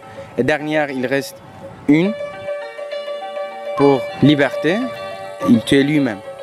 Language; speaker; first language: French; non-native, learner; Kurdish